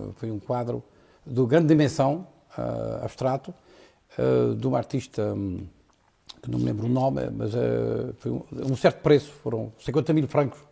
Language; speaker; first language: Portuguese; native; Portuguese